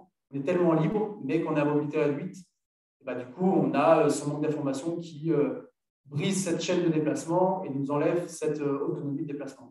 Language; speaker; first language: French; native; French